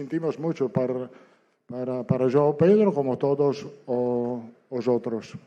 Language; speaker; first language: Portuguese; non-native, learner; Italian